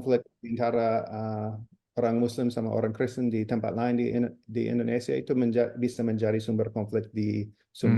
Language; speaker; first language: Indonesian; non-native, fluent; English